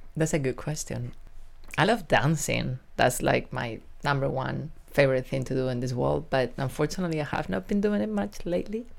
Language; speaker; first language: English; non-native, fluent; Spanish